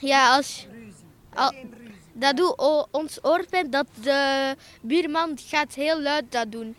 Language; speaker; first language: Dutch; non-native, local second language; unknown